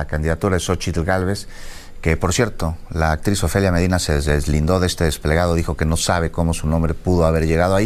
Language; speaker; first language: Spanish; native; Spanish